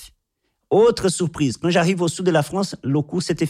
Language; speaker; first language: French; non-native, fluent; Portuguese